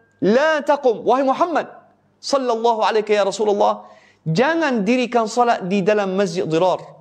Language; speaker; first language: Malay; native; Malay